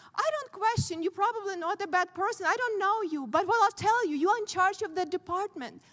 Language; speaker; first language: English; non-native, fluent; Ukrainian